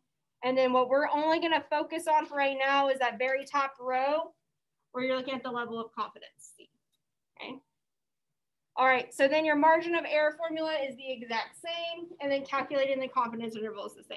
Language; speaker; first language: English; native; English